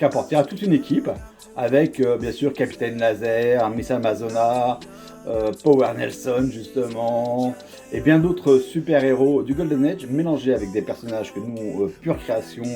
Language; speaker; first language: French; native; French